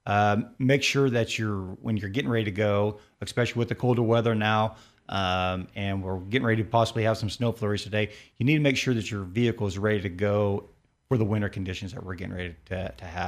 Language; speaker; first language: English; native; English